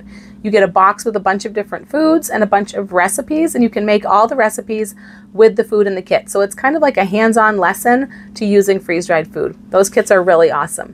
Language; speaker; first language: English; native; English